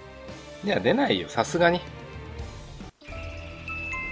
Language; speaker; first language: Japanese; native; Japanese